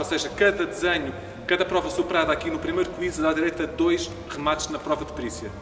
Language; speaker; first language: Portuguese; native; Portuguese